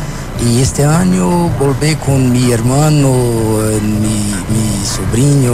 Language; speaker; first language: Spanish; non-native, learner; Portuguese